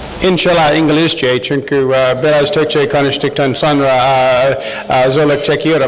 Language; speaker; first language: Turkish; non-native, learner; English